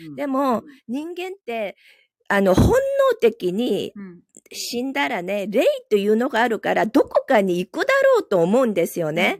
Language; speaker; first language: Japanese; non-native, fluent; Korean